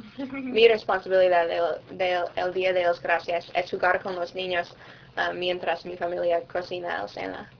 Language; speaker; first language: Spanish; non-native, learner; English